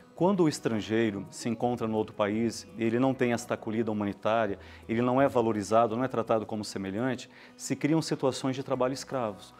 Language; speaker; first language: Portuguese; native; Portuguese